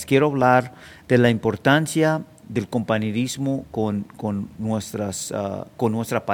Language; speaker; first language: Spanish; early bilingual, heritage; Spanish